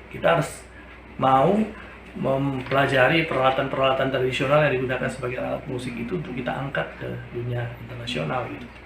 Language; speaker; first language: Indonesian; native; Indonesian